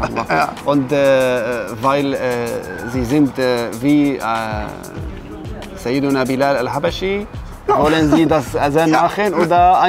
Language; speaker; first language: German; non-native, learner; Arabic